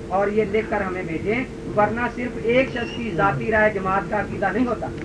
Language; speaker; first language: Urdu; native; Urdu